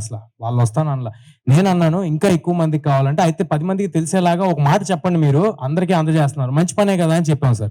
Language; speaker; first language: Telugu; native; Telugu